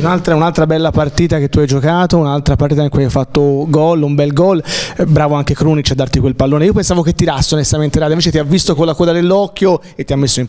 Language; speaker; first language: Italian; native; Italian